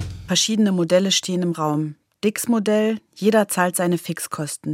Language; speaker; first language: German; native; German